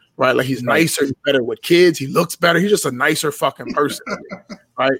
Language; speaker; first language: English; native; English